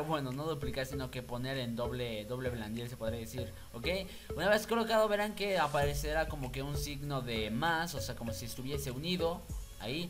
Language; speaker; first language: Spanish; native; Spanish